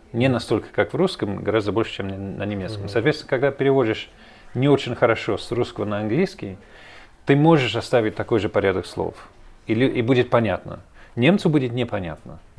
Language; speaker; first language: Russian; non-native, fluent; English